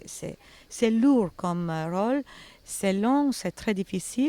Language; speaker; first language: French; non-native, fluent; Albanian